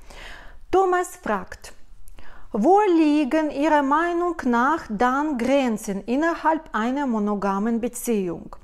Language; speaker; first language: German; non-native, fluent; Russian